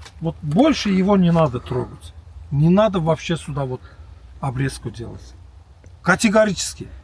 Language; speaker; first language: Russian; non-native, local second language; Azerbaijani